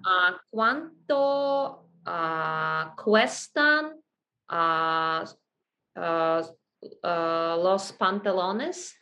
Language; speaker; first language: Spanish; non-native, learner; Russian